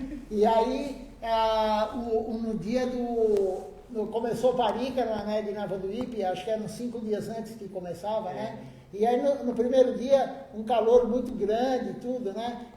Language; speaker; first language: Portuguese; native; Portuguese